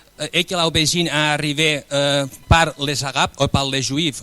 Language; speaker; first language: French; non-native, fluent; Spanish